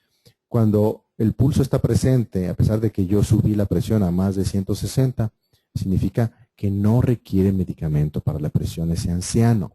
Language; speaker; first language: Spanish; native; Spanish